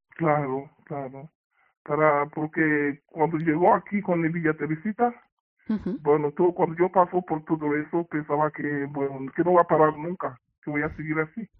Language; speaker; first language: Spanish; non-native, fluent; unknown